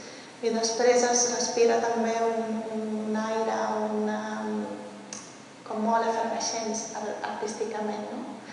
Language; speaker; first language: Catalan; early bilingual, heritage; Catalan